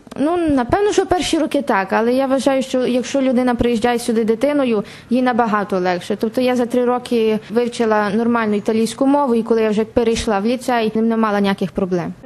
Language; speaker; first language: Ukrainian; native; Ukrainian